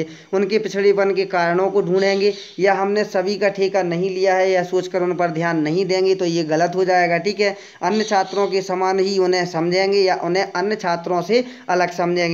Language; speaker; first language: Hindi; native; Hindi